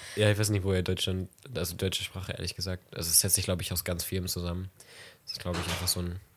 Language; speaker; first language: German; native; German